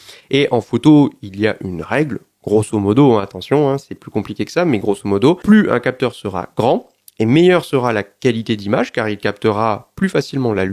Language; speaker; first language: French; native; French